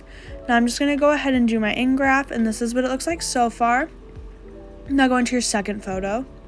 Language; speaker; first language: English; native; English